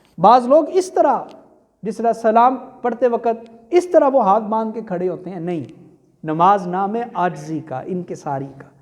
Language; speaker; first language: Urdu; non-native, local second language; Punjabi